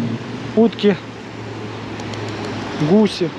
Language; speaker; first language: Russian; native; Russian